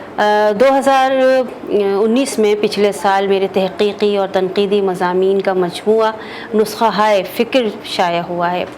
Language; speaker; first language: Urdu; native; Urdu